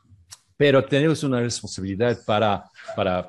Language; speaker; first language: Spanish; non-native, learner; English